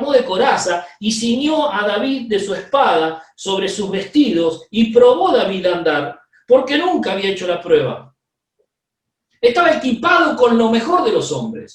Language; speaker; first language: Spanish; native; Spanish